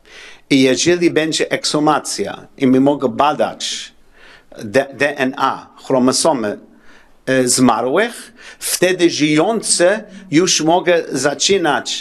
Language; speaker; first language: Polish; non-native, learner; English